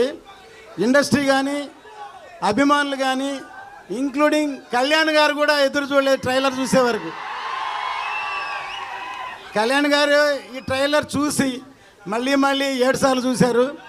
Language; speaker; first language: Telugu; native; Telugu